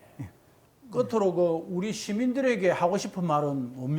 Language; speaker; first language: Korean; native; Korean